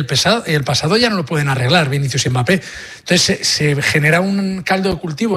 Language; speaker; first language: Spanish; native; Spanish